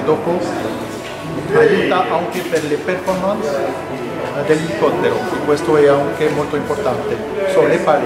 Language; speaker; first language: Italian; non-native, fluent; French